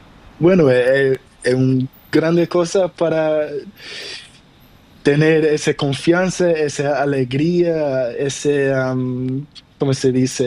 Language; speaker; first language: Spanish; non-native, learner; Portuguese